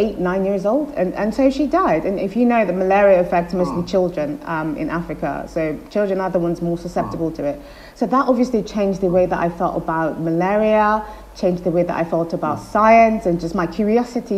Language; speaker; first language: English; non-native, local second language; Igbo